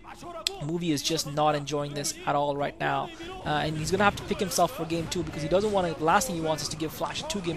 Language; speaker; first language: English; native; English